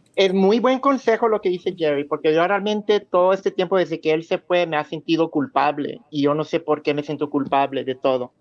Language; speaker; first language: Spanish; early bilingual, heritage; Spanish